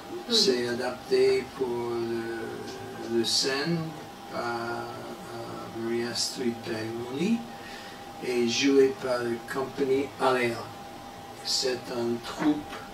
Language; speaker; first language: French; non-native, learner; English